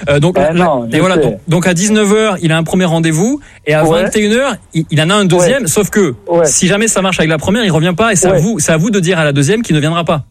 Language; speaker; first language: French; native; French